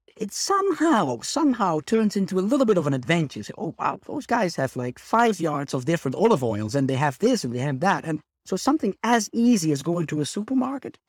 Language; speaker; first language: English; non-native, fluent; Dutch